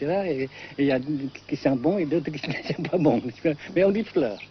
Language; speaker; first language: French; non-native, local second language; Vietnamese